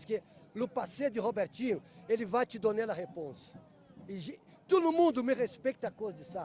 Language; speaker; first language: French; non-native, fluent; Portuguese